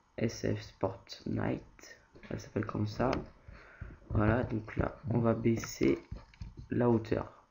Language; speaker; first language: French; native; French